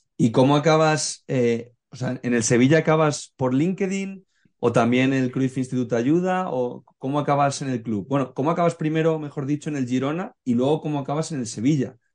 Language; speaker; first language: Spanish; native; Spanish